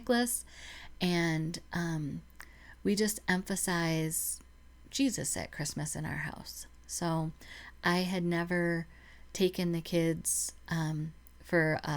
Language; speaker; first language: English; native; English